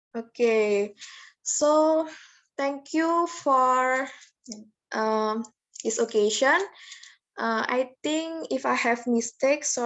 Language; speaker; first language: English; non-native, learner; Indonesian